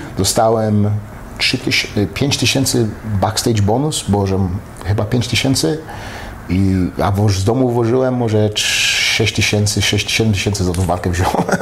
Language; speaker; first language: Polish; early bilingual, heritage; Polish